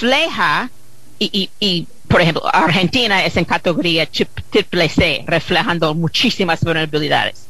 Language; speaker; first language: Spanish; non-native, fluent; English